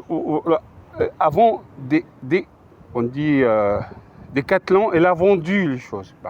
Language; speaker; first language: French; non-native, fluent; Arabic